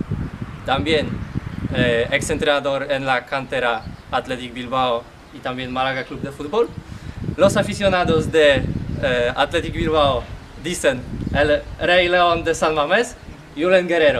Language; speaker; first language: Spanish; non-native, learner; Polish